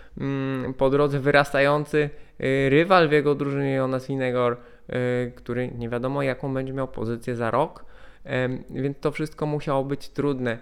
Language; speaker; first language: Polish; native; Polish